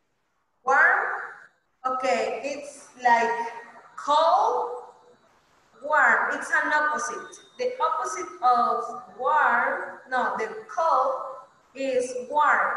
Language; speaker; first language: English; non-native, fluent; Spanish